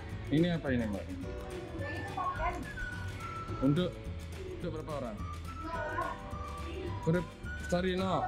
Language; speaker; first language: Japanese; non-native, learner; Indonesian